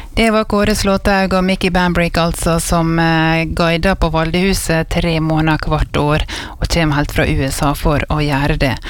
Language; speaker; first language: Norwegian; native; Norwegian